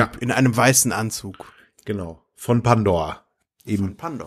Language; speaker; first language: German; native; German